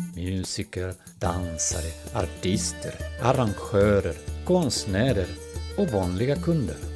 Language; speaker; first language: Swedish; non-native, fluent; Spanish